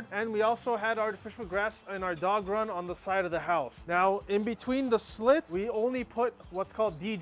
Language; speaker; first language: English; native; English